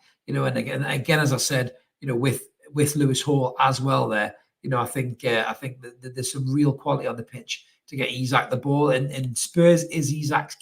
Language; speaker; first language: English; native; English